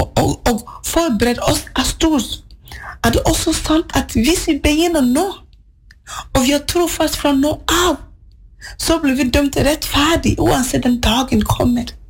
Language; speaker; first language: Norwegian; non-native, fluent; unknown